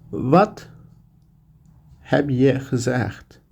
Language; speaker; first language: Dutch; non-native, learner; Turkish